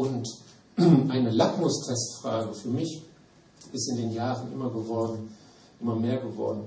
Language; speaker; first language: German; native; German